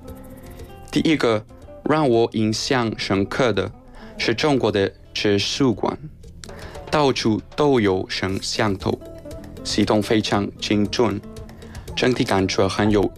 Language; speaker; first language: Chinese; non-native, learner; Spanish